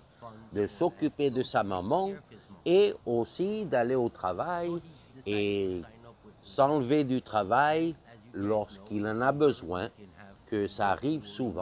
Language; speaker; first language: French; non-native, fluent; English